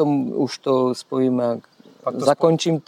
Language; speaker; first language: Czech; non-native, learner; Polish